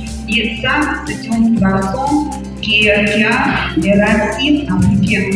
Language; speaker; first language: French; non-native, fluent; Russian